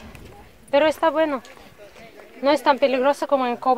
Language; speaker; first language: Spanish; non-native, learner; Russian